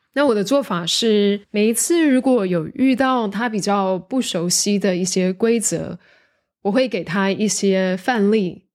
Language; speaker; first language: Chinese; native; Chinese